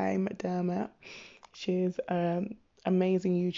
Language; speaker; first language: English; native; English